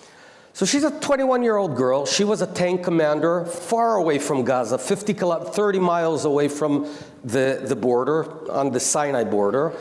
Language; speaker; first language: English; non-native, local second language; Hebrew